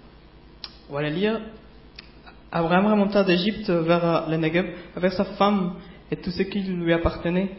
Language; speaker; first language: French; native; French